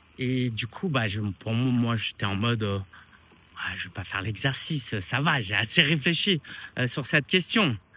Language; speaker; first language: French; early bilingual, other home language; Chinese